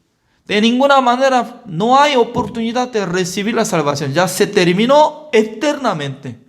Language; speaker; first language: Spanish; non-native, learner; Korean